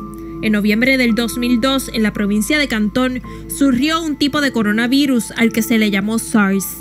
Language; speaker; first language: Spanish; native; Spanish